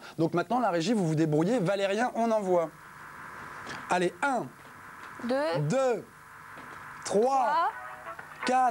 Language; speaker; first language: French; native; French